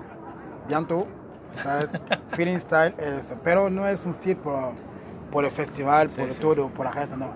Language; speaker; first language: Spanish; non-native, learner; Portuguese